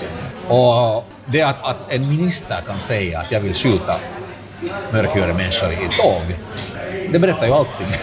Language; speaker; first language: Swedish; non-native, local second language; Finnish